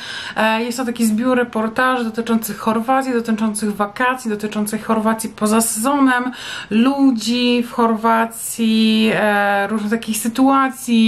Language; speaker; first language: Polish; native; Polish